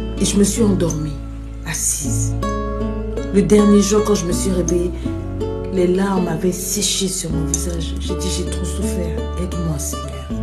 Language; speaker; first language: French; non-native, local second language; Lingala